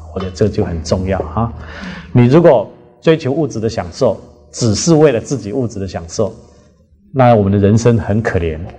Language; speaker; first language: Chinese; native; Chinese